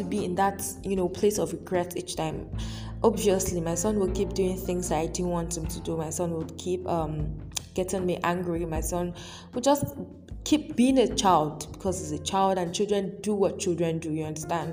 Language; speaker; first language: English; non-native, local second language; Yoruba